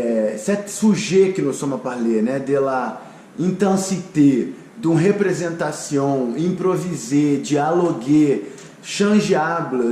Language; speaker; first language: French; non-native, learner; Portuguese